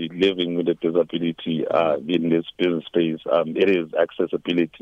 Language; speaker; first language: English; non-native, local second language; Zulu